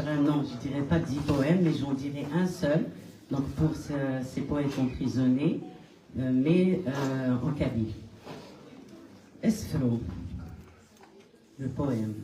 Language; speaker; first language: French; non-native, local second language; Kabyle